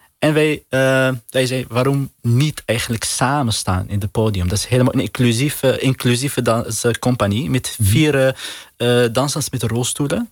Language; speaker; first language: Dutch; non-native, learner; Arabic